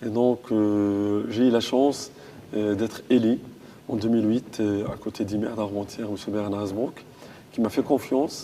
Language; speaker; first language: French; non-native, local second language; Arabic